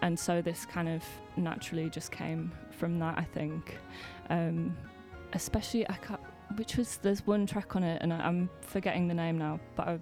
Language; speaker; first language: English; native; English